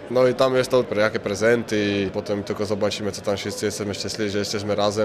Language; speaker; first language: Polish; non-native, learner; Slovak